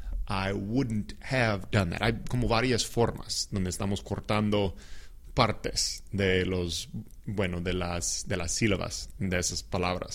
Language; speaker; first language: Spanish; non-native, fluent; English